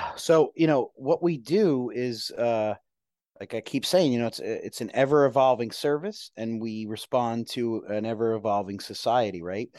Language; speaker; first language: English; native; English